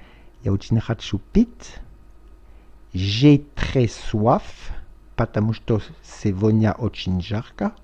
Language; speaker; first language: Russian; non-native, fluent; French